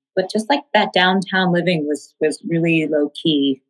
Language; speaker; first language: English; native; English